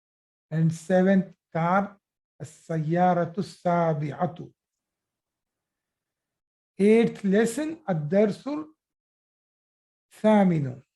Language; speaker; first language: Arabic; non-native, fluent; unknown